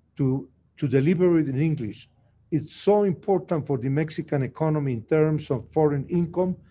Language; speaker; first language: English; non-native, fluent; Spanish